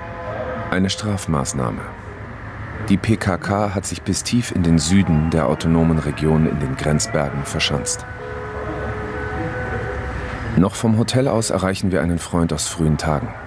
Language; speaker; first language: German; native; German